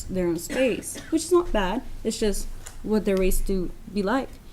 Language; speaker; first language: English; non-native, fluent; Spanish